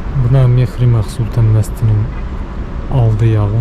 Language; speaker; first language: Turkish; non-native, learner; Bashkir